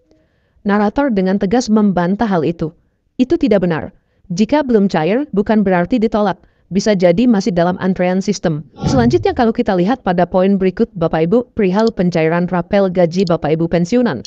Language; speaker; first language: Indonesian; native; Indonesian